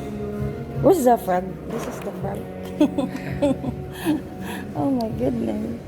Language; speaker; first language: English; non-native, learner; Filipino